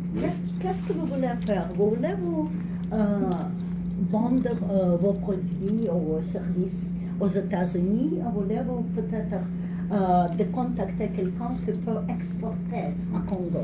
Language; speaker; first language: French; non-native, learner; English